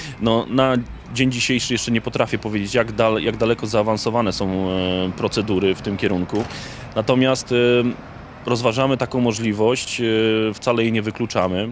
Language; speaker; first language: Polish; native; Polish